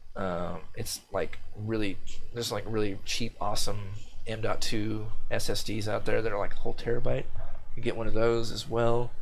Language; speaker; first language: English; native; English